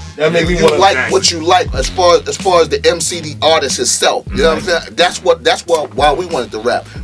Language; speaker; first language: English; native; English